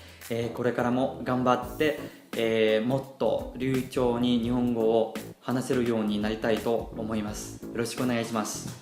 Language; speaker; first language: Japanese; non-native, fluent; Chinese